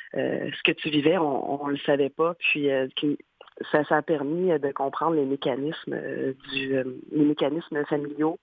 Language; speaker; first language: French; native; French